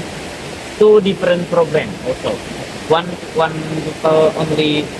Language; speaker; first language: English; non-native, learner; Indonesian